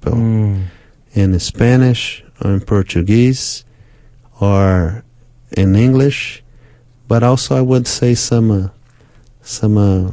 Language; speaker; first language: English; non-native, fluent; Portuguese